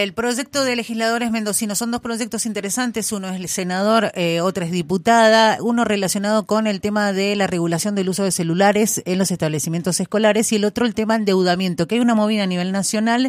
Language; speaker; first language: Spanish; native; Spanish